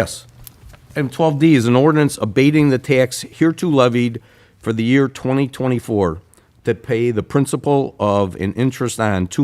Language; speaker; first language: English; native; English